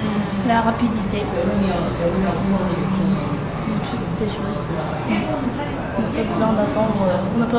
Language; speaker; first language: French; non-native, fluent; Korean